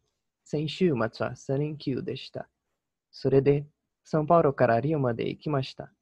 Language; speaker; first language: Japanese; non-native, learner; Portuguese